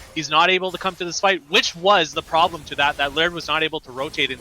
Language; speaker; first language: English; native; English